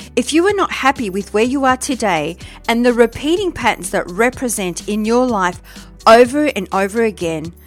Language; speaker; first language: English; early bilingual, other home language; French